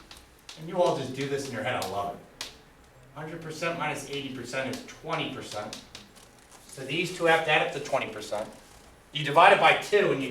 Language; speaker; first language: English; native; English